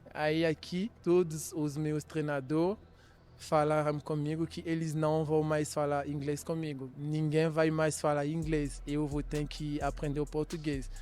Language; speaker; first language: Portuguese; non-native, learner; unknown